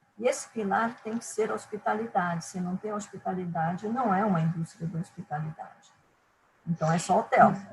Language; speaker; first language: Portuguese; early bilingual, other home language; Japanese